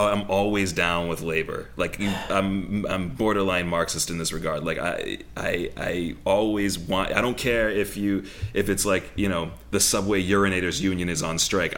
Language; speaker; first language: English; native; English